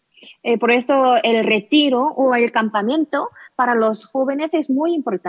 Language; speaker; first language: Spanish; non-native, learner; Korean